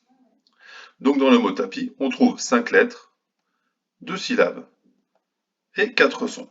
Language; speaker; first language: French; native; French